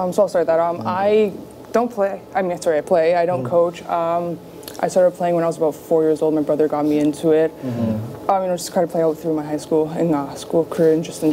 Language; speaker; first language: English; early bilingual, other home language; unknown